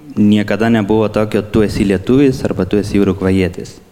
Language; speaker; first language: Lithuanian; early bilingual, heritage; Spanish